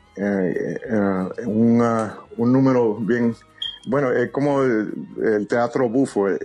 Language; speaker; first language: Spanish; early bilingual, heritage; Spanish